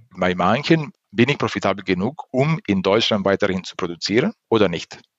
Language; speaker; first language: German; non-native, fluent; Italian